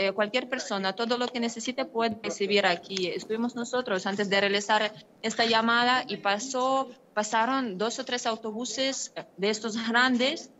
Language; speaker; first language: Spanish; non-native, fluent; Ukrainian